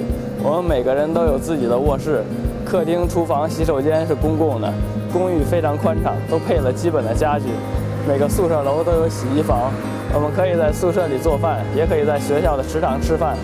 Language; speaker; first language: Chinese; native; Chinese